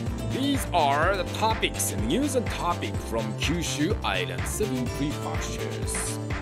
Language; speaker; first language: English; non-native, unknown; Japanese